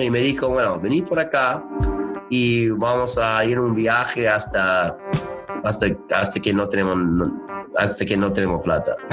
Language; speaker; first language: Spanish; non-native, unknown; English